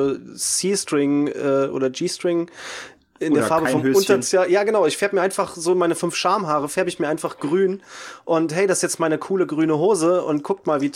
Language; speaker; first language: German; native; German